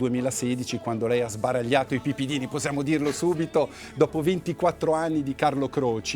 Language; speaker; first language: Italian; native; Italian